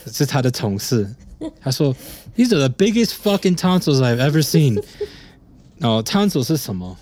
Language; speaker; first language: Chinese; non-native, fluent; English